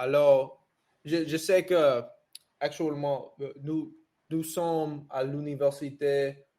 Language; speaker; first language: French; non-native, learner; English